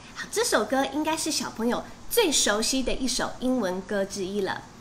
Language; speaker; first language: Chinese; native; Chinese